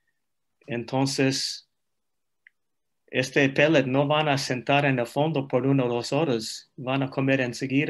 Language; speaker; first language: Spanish; non-native, fluent; English